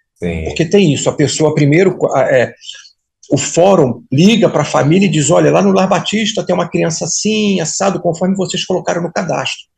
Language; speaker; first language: Portuguese; native; Portuguese